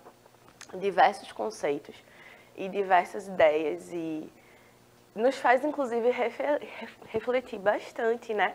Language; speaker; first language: Portuguese; native; Portuguese